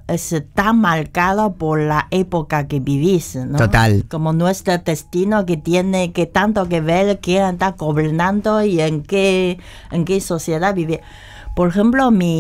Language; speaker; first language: Spanish; non-native, fluent; Chinese